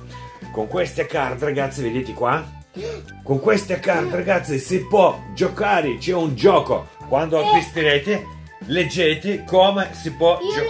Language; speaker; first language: Italian; non-native, fluent; Russian